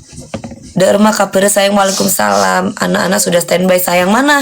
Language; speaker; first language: Indonesian; native; Indonesian